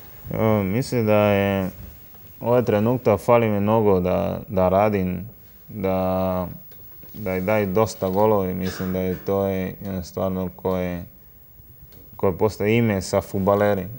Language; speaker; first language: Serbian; non-native, learner; Spanish